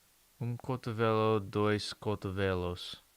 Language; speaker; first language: Portuguese; non-native, learner; English